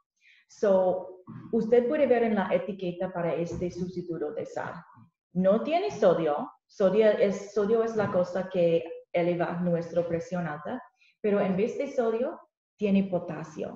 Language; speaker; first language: Spanish; non-native, learner; English